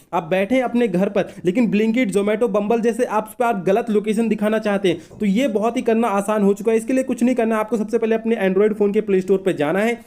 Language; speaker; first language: Hindi; native; Hindi